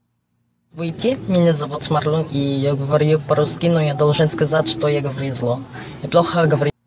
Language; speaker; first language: Russian; non-native, learner; Filipino